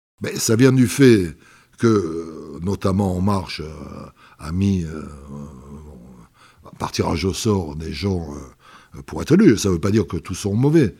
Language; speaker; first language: French; native; French